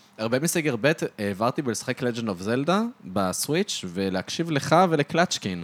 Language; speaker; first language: Hebrew; early bilingual, other home language; French